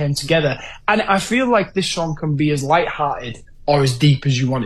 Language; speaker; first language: English; native; English